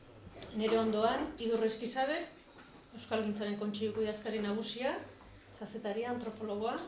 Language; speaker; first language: Basque; native; Basque